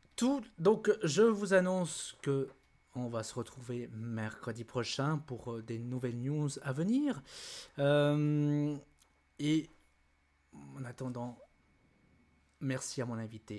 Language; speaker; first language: French; native; French